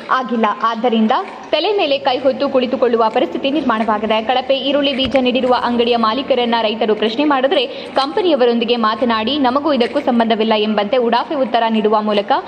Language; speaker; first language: Kannada; native; Kannada